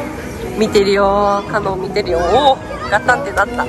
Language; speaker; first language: Japanese; native; Japanese